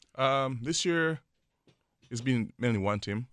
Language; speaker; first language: English; non-native, local second language; Swahili